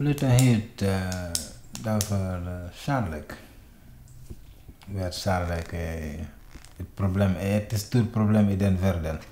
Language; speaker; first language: Swedish; non-native, learner; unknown